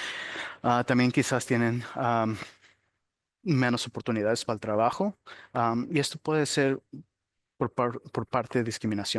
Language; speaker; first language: Spanish; early bilingual, heritage; Spanish